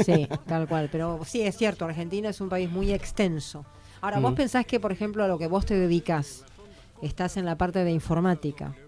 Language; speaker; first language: Spanish; native; Spanish